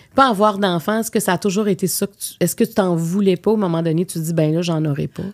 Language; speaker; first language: French; native; French